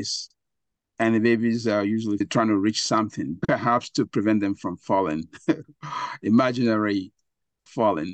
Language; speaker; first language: English; non-native, local second language; Igbo